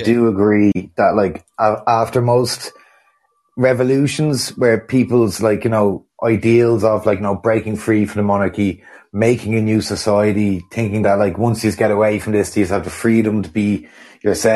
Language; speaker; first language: English; native; English